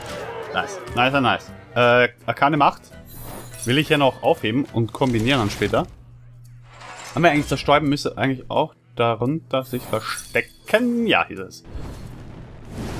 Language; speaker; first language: German; native; German